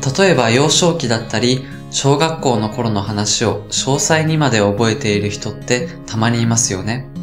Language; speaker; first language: Japanese; native; Japanese